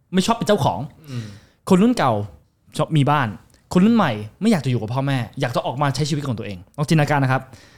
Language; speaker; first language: Thai; early bilingual, heritage; Thai